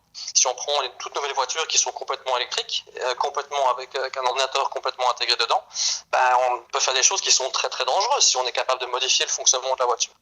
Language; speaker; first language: French; native; French